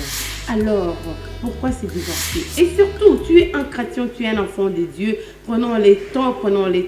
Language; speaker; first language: French; non-native, local second language; Lingala